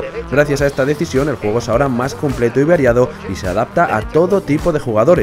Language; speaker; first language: Spanish; native; Spanish